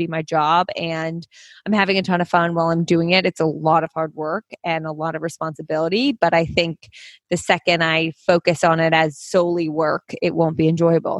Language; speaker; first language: English; native; English